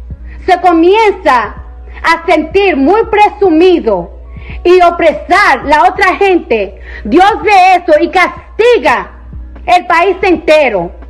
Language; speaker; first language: Spanish; early bilingual, heritage; Spanish